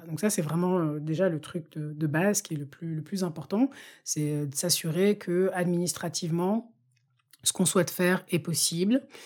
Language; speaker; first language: French; non-native, local second language; Bambara